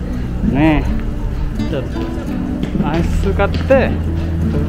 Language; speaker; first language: Japanese; non-native, fluent; Indonesian